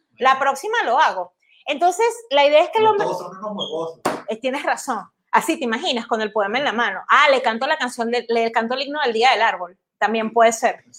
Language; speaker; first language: Spanish; native; Spanish